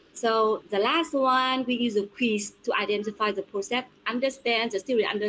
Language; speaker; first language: English; non-native, fluent; Vietnamese